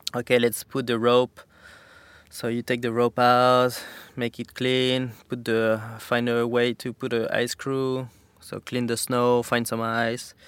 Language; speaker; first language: English; non-native, fluent; French